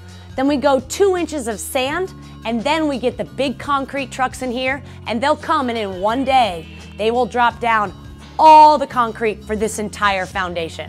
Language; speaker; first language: English; native; English